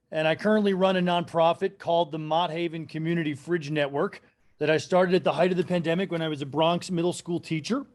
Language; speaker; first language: English; native; English